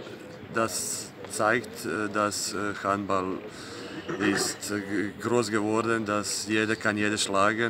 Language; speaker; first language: German; non-native, fluent; Croatian